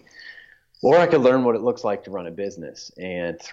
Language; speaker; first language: English; native; English